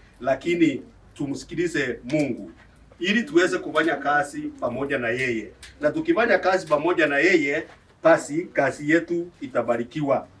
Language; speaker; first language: Swahili; non-native, local second language; Embu